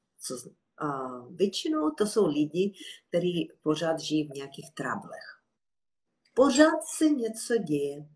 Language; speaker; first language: Czech; non-native, fluent; Russian